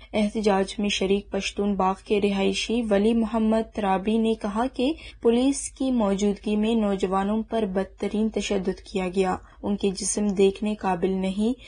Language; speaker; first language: Urdu; non-native, local second language; Baluchi